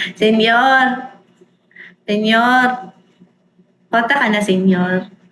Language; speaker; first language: Filipino; non-native, local second language; Cebuano